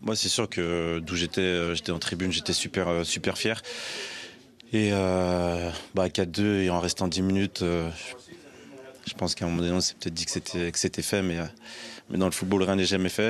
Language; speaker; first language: French; native; French